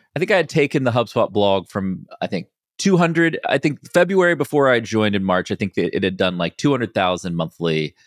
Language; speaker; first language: English; native; English